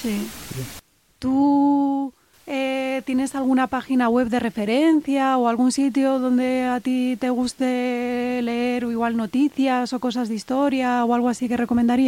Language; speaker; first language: Spanish; native; Spanish